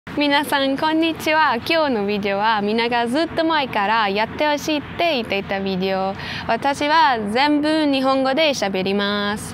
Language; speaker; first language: Japanese; non-native, learner; German